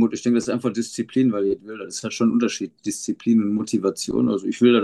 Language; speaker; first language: German; native; German